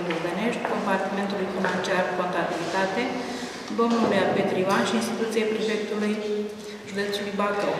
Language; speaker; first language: Romanian; native; Romanian